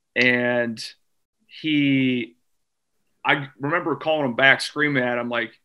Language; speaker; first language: English; native; English